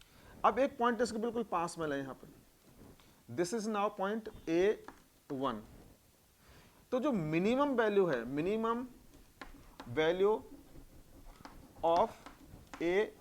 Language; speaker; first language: Hindi; native; Hindi